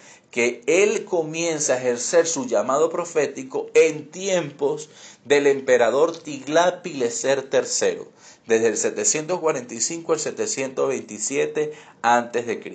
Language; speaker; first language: Spanish; native; Spanish